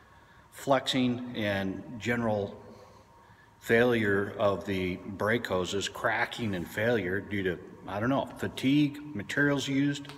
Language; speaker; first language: English; native; English